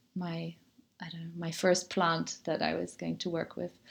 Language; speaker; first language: English; non-native, fluent; German